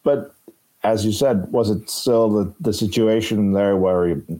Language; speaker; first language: English; non-native, fluent; Norwegian